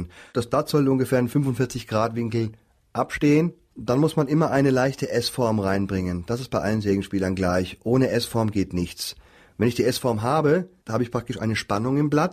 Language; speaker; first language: German; native; German